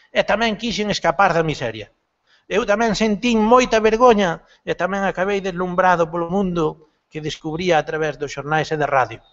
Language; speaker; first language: Galician; native; Galician